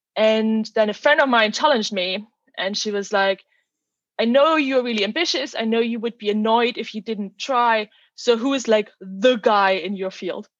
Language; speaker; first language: English; non-native, fluent; German